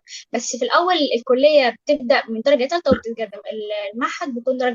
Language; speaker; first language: Arabic; native; Arabic